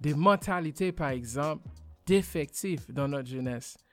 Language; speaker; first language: French; non-native, fluent; English